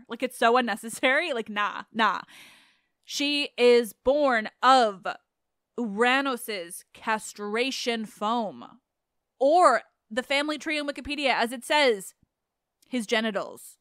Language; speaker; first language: English; native; English